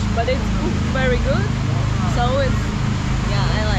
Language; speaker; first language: English; non-native, fluent; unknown